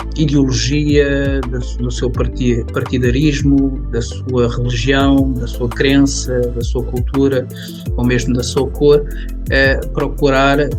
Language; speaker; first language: Portuguese; early bilingual, other home language; Kabuverdianu